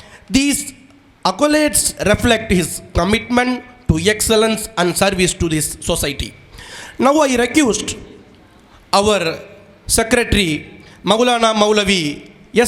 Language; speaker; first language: English; non-native, local second language; Tamil